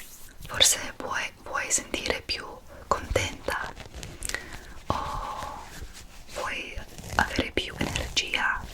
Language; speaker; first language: Italian; non-native, fluent; English